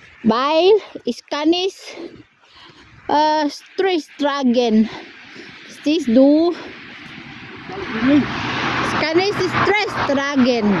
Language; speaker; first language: German; non-native, learner; Cebuano